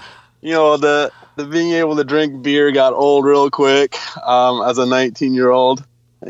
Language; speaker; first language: English; early bilingual, other home language; Polish